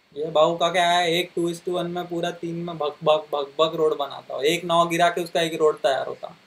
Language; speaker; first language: Hindi; non-native, local second language; Marathi